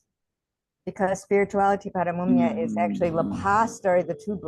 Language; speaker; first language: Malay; non-native, fluent; English